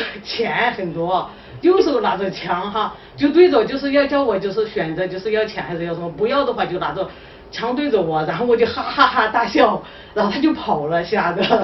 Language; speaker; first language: Chinese; native; Chinese